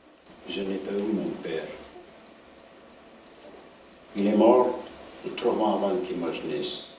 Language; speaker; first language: French; non-native, learner; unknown